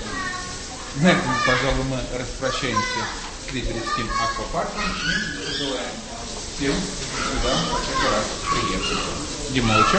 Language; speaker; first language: Russian; native; Russian